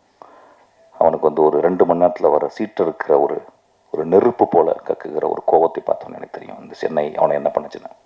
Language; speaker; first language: Tamil; native; Tamil